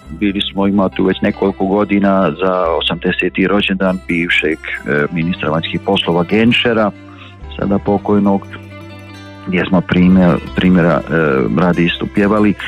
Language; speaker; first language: Bosnian; early bilingual, heritage; Croatian